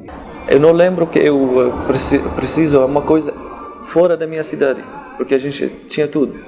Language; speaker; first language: Portuguese; non-native, learner; Arabic